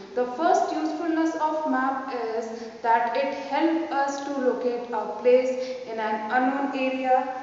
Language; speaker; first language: English; non-native, local second language; Hindi